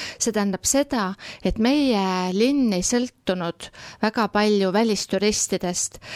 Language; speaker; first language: Estonian; native; Estonian